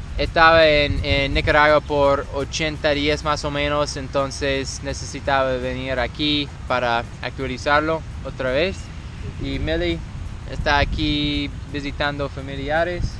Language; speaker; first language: Spanish; non-native, learner; English